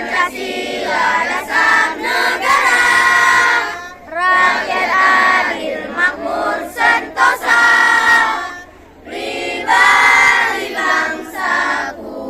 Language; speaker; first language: Indonesian; native; Indonesian